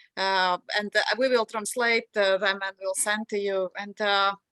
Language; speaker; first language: English; non-native, fluent; Latvian